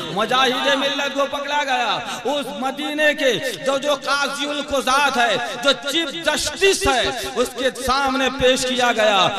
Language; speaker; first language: Urdu; native; Urdu